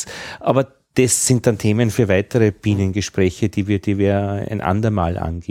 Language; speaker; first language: German; native; German